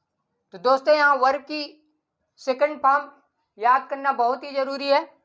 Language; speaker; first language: Hindi; native; Hindi